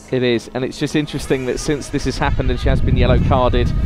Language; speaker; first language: English; native; English